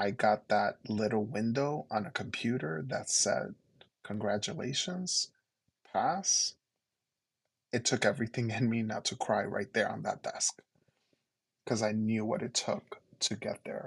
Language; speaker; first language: English; early bilingual, other home language; Spanish